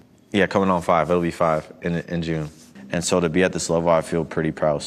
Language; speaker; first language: English; native; English